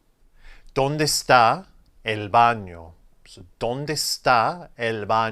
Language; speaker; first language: Spanish; non-native, fluent; English